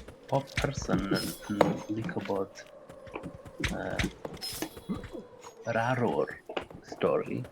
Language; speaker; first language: Welsh; non-native, learner; English